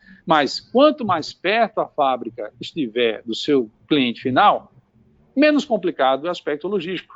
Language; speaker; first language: Portuguese; native; Portuguese